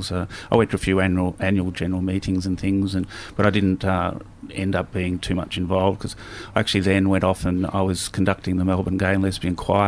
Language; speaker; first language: English; native; English